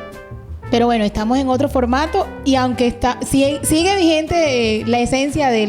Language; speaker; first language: Spanish; native; Spanish